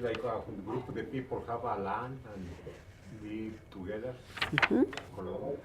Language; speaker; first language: English; non-native, learner; Spanish